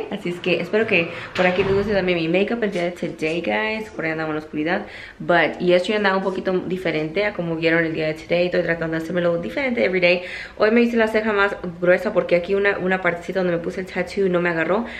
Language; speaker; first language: Spanish; early bilingual, heritage; Spanish